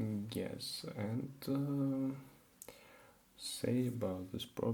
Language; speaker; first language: English; non-native, learner; Russian